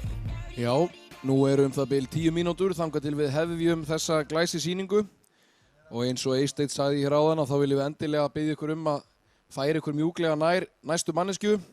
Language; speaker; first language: Icelandic; native; Icelandic